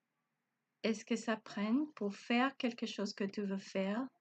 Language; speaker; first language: French; non-native, learner; Spanish